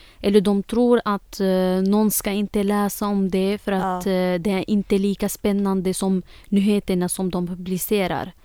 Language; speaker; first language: Swedish; non-native, fluent; Arabic